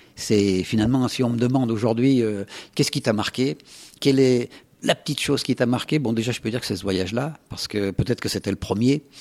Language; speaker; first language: French; native; French